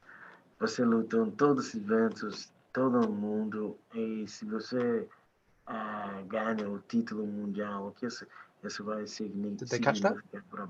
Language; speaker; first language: Portuguese; non-native, fluent; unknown